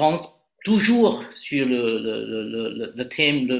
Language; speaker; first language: French; non-native, learner; Vietnamese